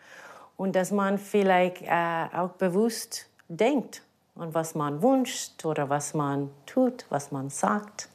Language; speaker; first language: German; non-native, fluent; English